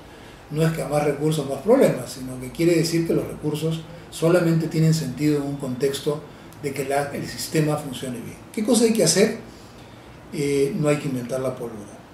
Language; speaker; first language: Spanish; native; Spanish